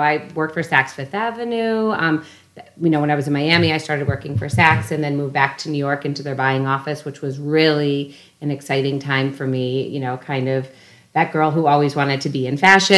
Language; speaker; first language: English; native; English